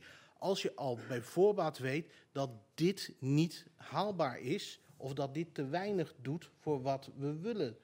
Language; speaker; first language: Dutch; native; Dutch